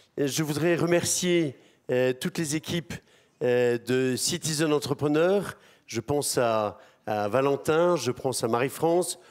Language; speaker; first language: French; native; French